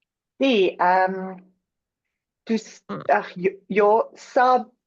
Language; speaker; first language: Spanish; non-native, learner; English